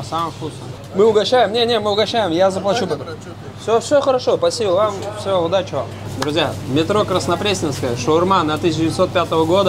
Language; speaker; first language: Russian; native; Russian